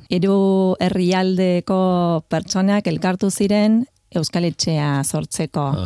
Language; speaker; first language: Basque; non-native, fluent; Spanish